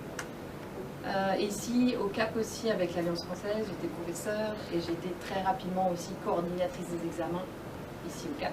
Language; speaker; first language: French; native; French